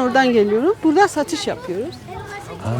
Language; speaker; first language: Turkish; non-native, learner; Armenian